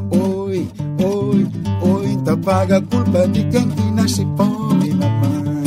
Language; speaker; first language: Portuguese; non-native, local second language; Kabuverdianu